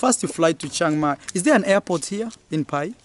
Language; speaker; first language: English; non-native, learner; Swahili